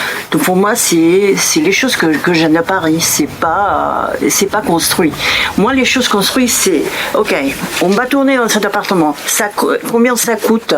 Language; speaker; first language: French; non-native, fluent; Spanish